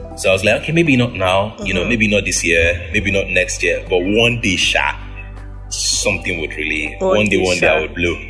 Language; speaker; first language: English; non-native, local second language; Yoruba